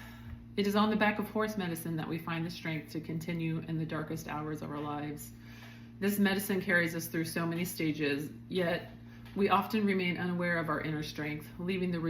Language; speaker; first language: English; native; English